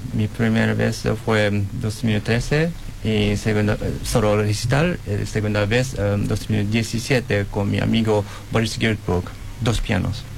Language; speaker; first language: Spanish; non-native, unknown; Japanese